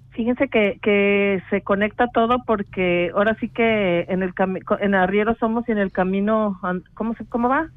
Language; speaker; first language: Spanish; native; Spanish